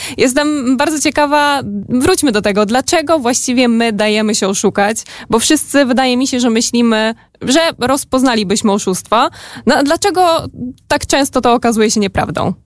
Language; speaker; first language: Polish; native; Polish